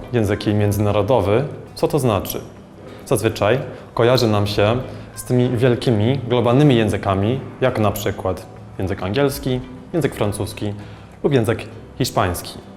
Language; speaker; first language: Polish; non-native, fluent; English